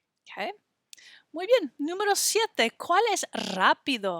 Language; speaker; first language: Spanish; non-native, fluent; English